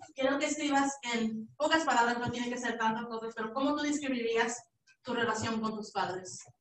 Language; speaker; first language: Spanish; early bilingual, heritage; Spanish